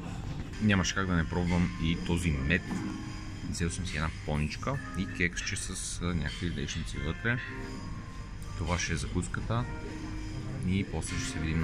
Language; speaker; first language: Bulgarian; native; Bulgarian